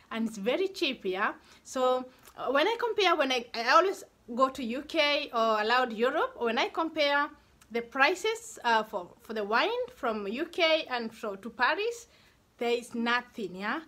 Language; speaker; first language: English; non-native, local second language; Kikuyu